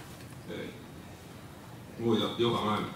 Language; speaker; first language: Finnish; native; Finnish